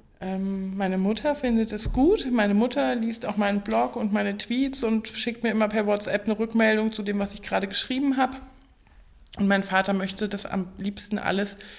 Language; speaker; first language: German; native; German